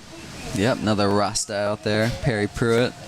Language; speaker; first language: English; native; English